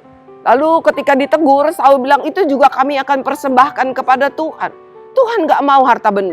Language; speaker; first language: Indonesian; native; Indonesian